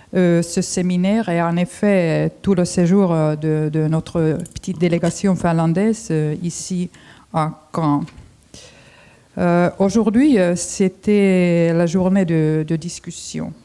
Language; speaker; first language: French; non-native, fluent; Finnish